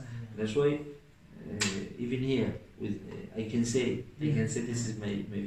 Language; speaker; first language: English; non-native, local second language; Swahili